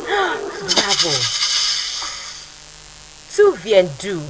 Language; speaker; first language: French; non-native, fluent; Yoruba